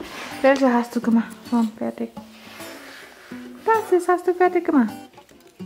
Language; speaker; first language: German; non-native, learner; Indonesian